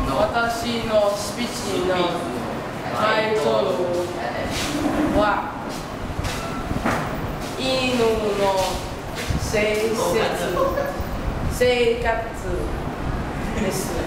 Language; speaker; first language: Japanese; non-native, learner; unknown